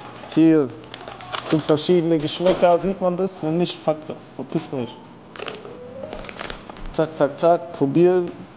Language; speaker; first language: German; native; German